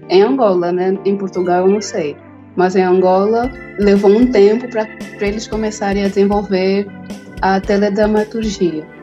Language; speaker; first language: Portuguese; native; Portuguese